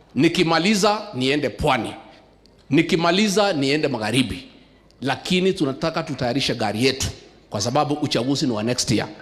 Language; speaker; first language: Swahili; non-native, local second language; Kikuyu